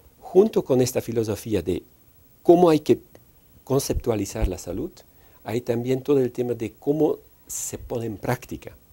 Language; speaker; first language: Spanish; non-native, fluent; Dutch